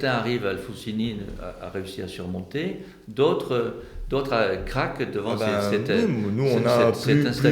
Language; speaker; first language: French; native; French